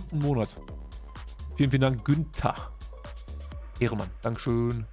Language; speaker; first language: German; native; German